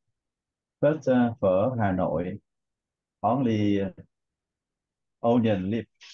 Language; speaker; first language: English; non-native, learner; Vietnamese